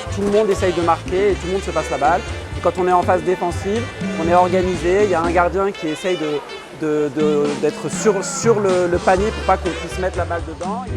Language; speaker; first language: French; native; French